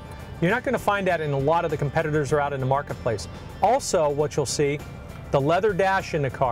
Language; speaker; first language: English; native; English